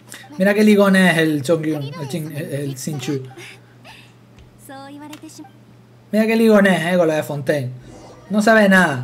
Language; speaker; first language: Spanish; native; Spanish